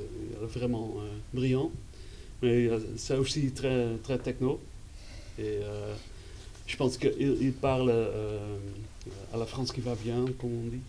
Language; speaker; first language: French; non-native, fluent; Dutch